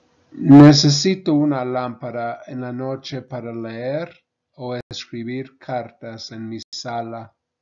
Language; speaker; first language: Spanish; non-native, fluent; English